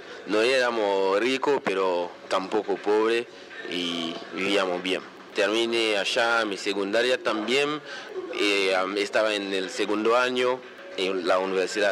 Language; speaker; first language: Spanish; non-native, local second language; Haitian Creole